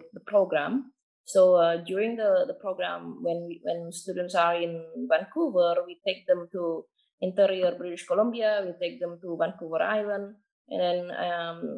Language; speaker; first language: English; non-native, fluent; Indonesian